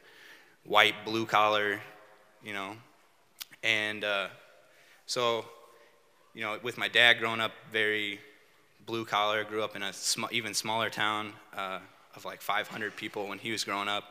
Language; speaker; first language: English; native; English